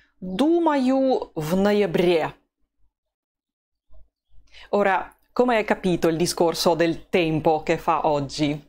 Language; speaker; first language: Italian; non-native, fluent; Russian